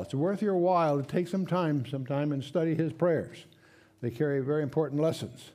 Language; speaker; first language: English; native; English